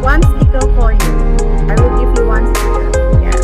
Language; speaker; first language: English; non-native, fluent; Indonesian